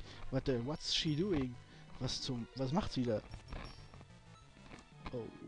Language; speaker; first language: English; non-native, fluent; German